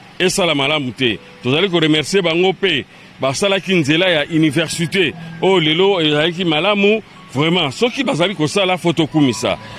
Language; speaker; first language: Lingala; native; Lingala